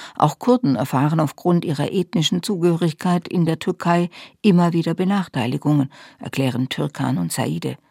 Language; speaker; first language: German; native; German